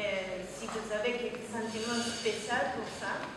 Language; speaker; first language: French; non-native, learner; Japanese